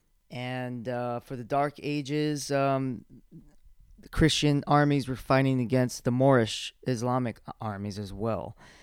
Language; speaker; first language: English; early bilingual, other home language; Spanish